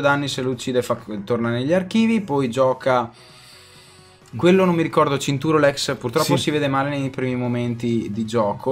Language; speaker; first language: Italian; native; Italian